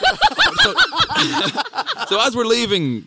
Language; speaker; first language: English; native; English